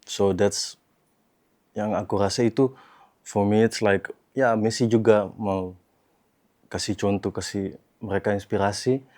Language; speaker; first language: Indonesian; early bilingual, heritage; Dutch